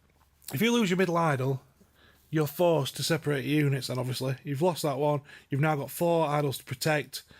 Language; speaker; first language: English; native; English